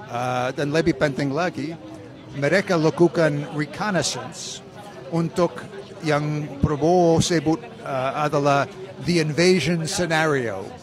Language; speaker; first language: Indonesian; non-native, fluent; English